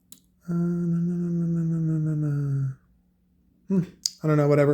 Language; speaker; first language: English; native; English